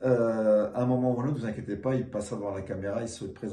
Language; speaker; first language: French; native; French